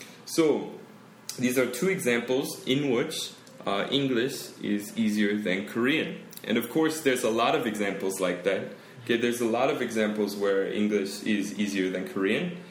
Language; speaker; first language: English; native; English